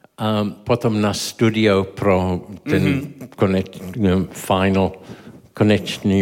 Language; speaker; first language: Czech; non-native, learner; English